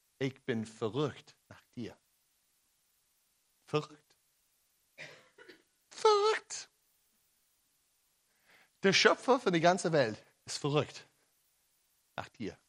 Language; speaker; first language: German; non-native, learner; English